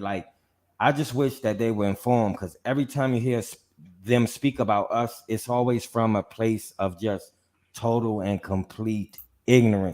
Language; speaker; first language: English; native; English